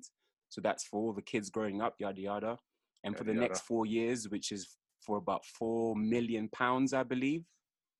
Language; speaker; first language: English; native; English